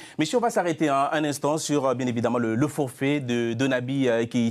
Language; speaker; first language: French; native; French